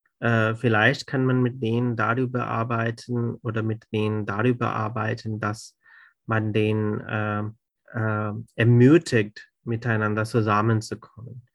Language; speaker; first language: German; non-native, fluent; Urdu